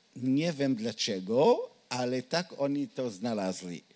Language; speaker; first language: Polish; non-native, learner; Hebrew